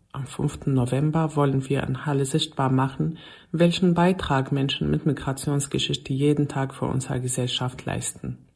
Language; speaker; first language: German; non-native, fluent; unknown